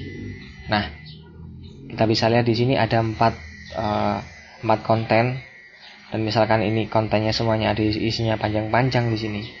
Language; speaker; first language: Indonesian; native; Indonesian